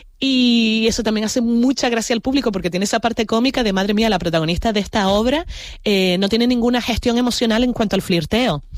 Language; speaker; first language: Spanish; native; Spanish